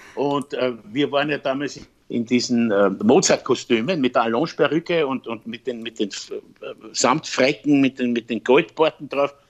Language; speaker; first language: German; native; German